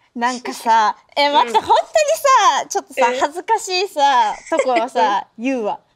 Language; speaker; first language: Japanese; native; Japanese